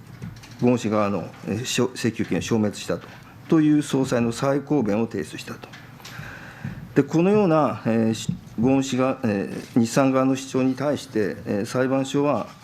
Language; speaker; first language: Japanese; native; Japanese